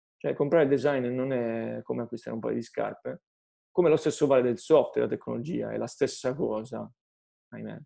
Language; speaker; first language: Italian; native; Italian